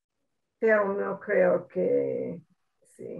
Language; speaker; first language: Spanish; non-native, learner; English